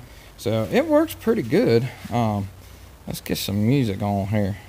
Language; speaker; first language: English; native; English